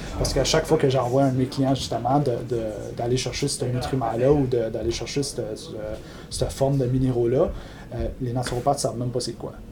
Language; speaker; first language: French; non-native, local second language; English